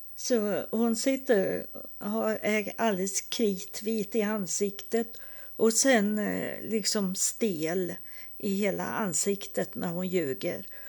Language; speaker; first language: Swedish; native; Swedish